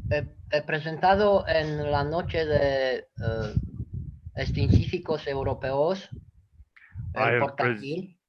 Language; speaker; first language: Spanish; non-native, fluent; Romanian